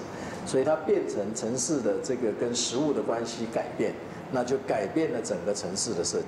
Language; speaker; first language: Chinese; native; Chinese